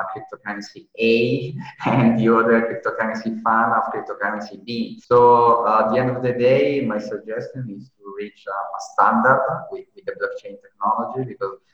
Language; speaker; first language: English; non-native, fluent; Italian